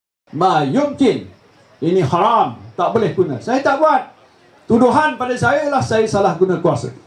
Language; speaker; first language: Malay; native; Malay